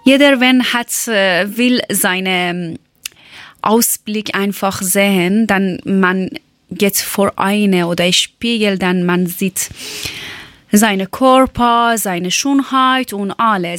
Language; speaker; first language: German; non-native, learner; Persian